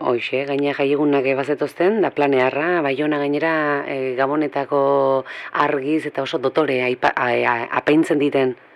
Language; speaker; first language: Basque; native; Basque